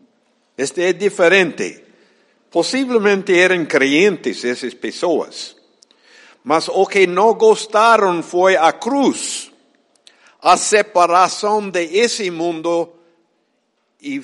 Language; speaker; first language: Portuguese; non-native, fluent; Spanish